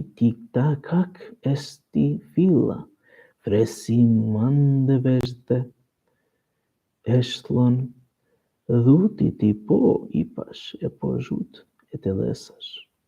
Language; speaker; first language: Greek; non-native, learner; Portuguese